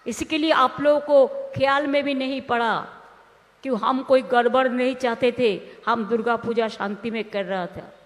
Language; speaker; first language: Hindi; non-native, local second language; Bangla